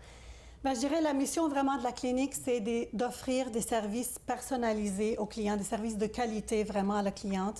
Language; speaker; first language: French; native; French